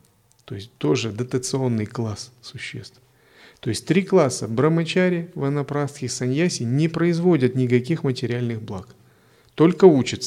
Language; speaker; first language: Russian; native; Russian